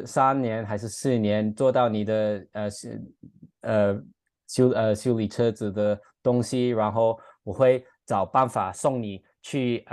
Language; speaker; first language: Chinese; non-native, fluent; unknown